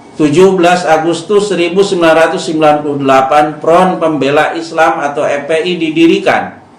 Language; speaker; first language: Indonesian; native; Indonesian